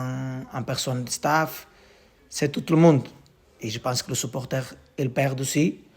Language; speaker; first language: French; non-native, learner; Portuguese